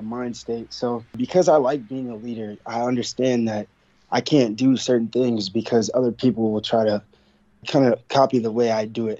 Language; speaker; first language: English; native; English